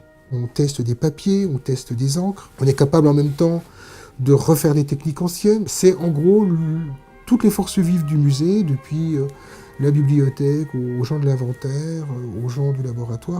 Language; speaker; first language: French; native; French